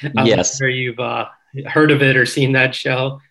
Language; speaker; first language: English; early bilingual, other home language; Hindi